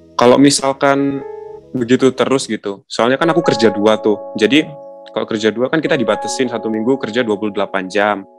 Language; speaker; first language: Indonesian; native; Indonesian